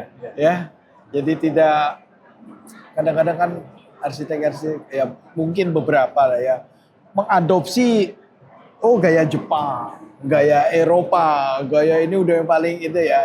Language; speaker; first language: Indonesian; native; Indonesian